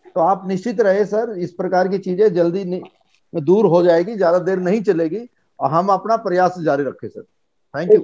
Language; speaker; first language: Hindi; native; Hindi